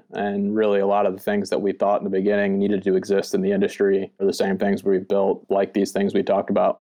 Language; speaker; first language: English; native; English